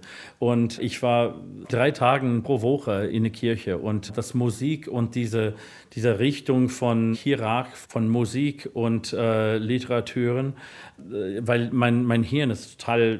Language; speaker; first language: German; non-native, fluent; English